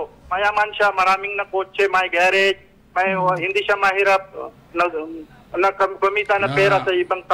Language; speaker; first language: Filipino; non-native, learner; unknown